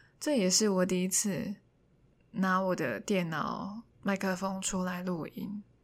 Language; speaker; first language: Chinese; non-native, local second language; Cantonese